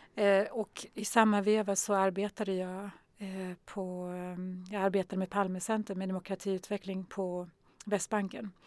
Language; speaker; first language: Swedish; early bilingual, other home language; Arabic